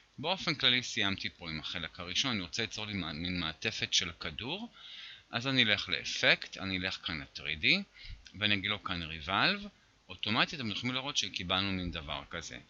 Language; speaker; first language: Hebrew; native; Hebrew